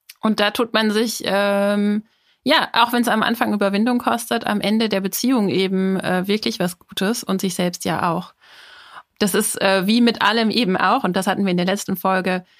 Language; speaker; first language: German; native; German